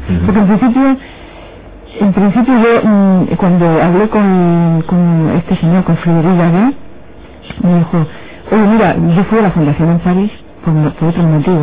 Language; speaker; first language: Spanish; native; Spanish